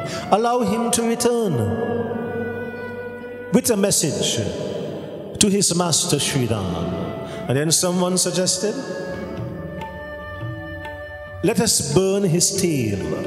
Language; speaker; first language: English; native; English